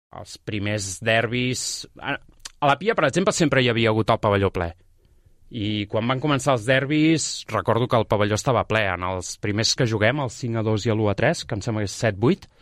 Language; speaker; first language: Catalan; native; Catalan